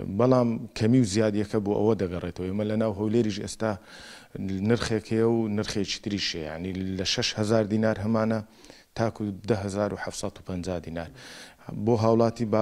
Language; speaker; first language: Central Kurdish; native; Central Kurdish